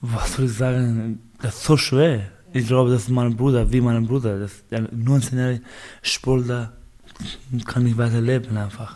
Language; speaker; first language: German; non-native, learner; Persian